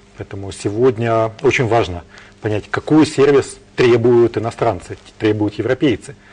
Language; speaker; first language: Russian; native; Russian